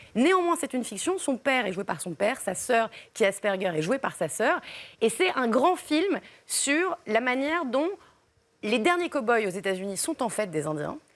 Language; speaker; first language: French; native; French